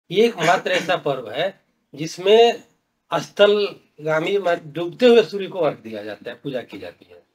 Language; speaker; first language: Hindi; native; Hindi